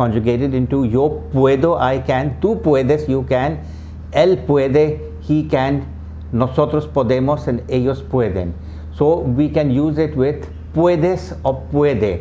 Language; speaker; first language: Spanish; non-native, fluent; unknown